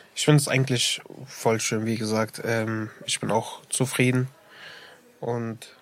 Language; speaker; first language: German; early bilingual, other home language; Arabic